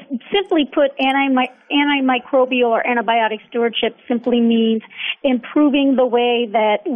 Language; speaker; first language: English; native; English